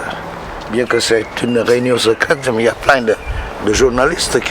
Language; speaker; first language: French; non-native, fluent; Vietnamese